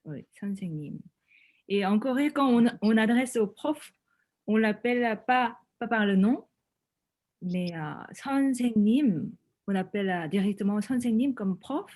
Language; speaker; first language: French; non-native, fluent; Korean